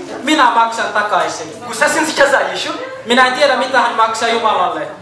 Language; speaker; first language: Finnish; non-native, fluent; Kinyarwanda